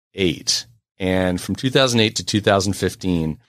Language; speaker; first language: English; native; English